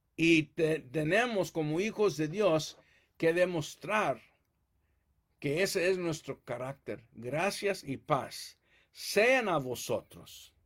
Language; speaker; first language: Spanish; early bilingual, heritage; Spanish